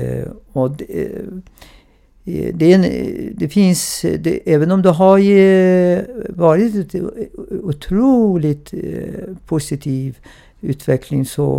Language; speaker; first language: Swedish; non-native, fluent; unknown